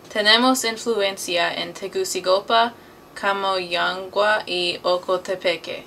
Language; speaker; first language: Spanish; non-native, learner; English